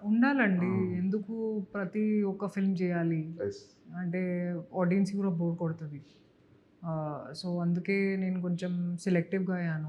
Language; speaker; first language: Telugu; non-native, local second language; Hindi